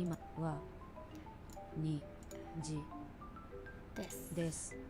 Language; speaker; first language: Japanese; non-native, learner; English